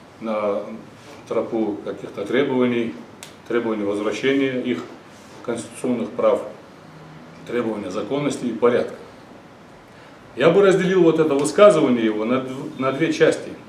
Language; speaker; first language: Russian; non-native, local second language; Ingush